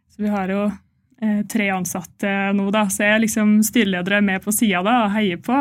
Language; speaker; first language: Norwegian; native; Norwegian